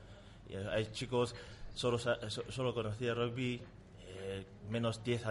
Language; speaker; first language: Spanish; non-native, learner; Tongan